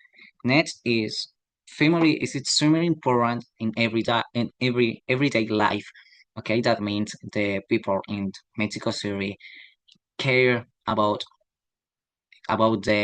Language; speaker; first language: English; non-native, learner; Spanish